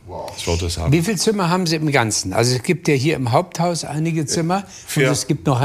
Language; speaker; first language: German; native; German